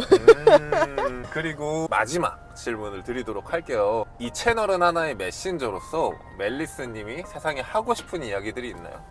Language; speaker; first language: Korean; native; Korean